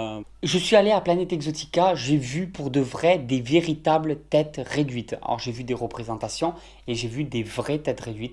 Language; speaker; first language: French; native; French